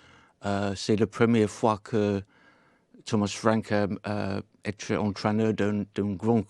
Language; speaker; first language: French; non-native, fluent; English